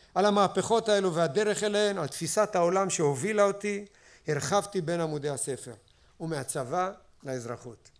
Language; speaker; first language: Hebrew; native; Hebrew